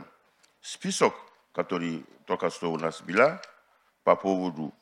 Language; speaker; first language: Russian; non-native, fluent; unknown